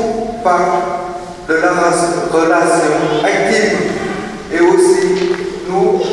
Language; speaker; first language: French; non-native, fluent; Vietnamese